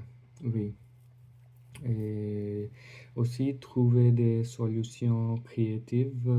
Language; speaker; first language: French; non-native, learner; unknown